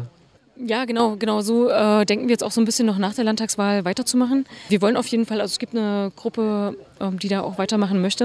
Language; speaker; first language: German; native; German